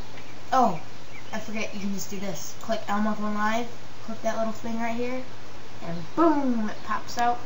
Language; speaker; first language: English; native; English